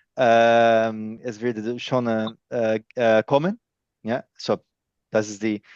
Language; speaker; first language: German; non-native, learner; Portuguese